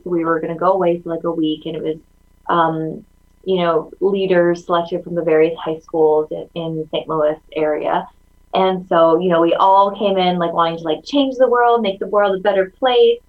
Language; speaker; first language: English; early bilingual, other home language; Chinese